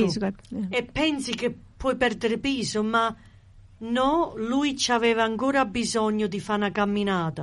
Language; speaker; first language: Italian; early bilingual, heritage; Italian